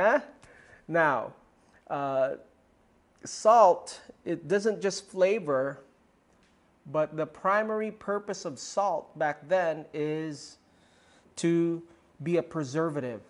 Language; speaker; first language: English; non-native, local second language; Filipino